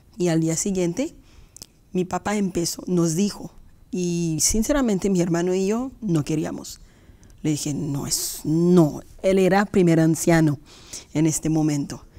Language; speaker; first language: Spanish; non-native, fluent; Haitian Creole